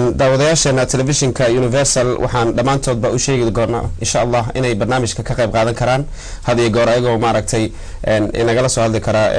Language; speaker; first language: Somali; early bilingual, heritage; Somali